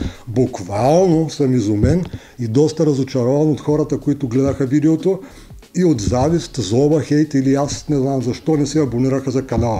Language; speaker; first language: Bulgarian; native; Bulgarian